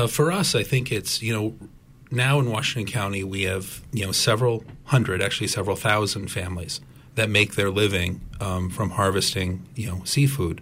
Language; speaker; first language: English; native; English